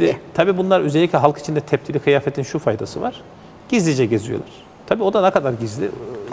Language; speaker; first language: Turkish; native; Turkish